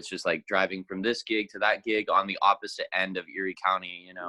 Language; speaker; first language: English; native; English